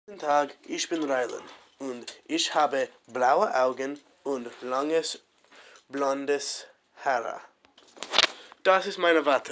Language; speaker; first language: German; non-native, learner; English